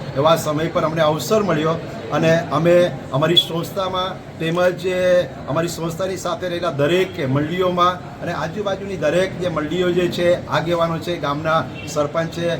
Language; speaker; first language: Gujarati; non-native, local second language; Gamit